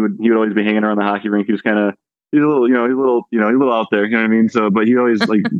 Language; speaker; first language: English; native; English